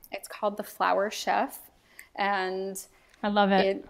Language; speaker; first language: English; native; English